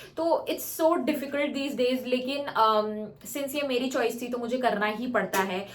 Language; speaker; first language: Hindi; native; Hindi